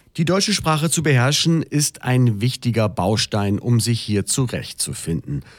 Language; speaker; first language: German; native; German